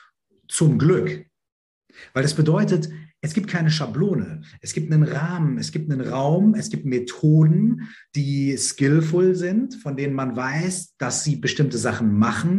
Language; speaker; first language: German; native; German